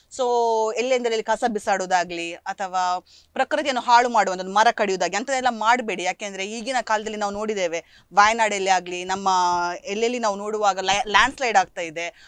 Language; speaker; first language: Kannada; non-native, local second language; Konkani